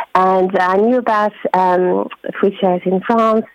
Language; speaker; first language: English; non-native, fluent; French